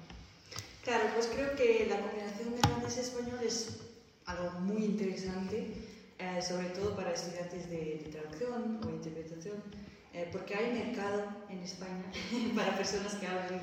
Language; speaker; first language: Spanish; non-native, fluent; Dutch